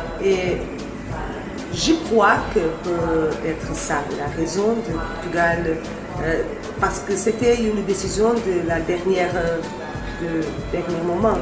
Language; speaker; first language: French; non-native, learner; Portuguese